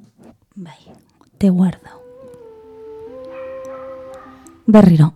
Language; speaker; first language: Basque; non-native, learner; Spanish